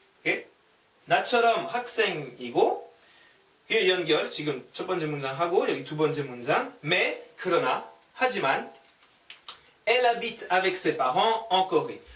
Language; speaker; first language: Korean; non-native, fluent; French